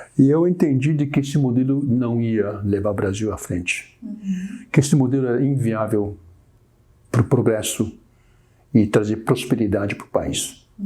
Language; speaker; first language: Portuguese; early bilingual, other home language; Chinese